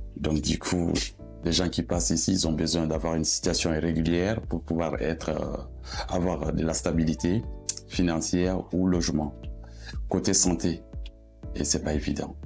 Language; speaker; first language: French; non-native, local second language; Bambara